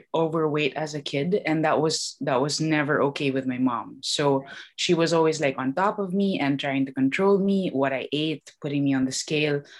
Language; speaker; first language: English; non-native, local second language; Filipino